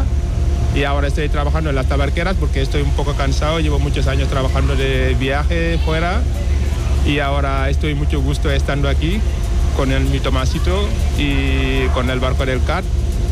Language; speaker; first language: Spanish; non-native, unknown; Wolof